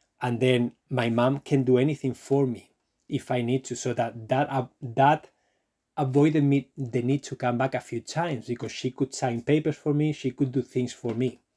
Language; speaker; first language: English; non-native, fluent; Spanish